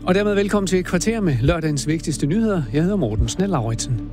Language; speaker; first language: Danish; native; Danish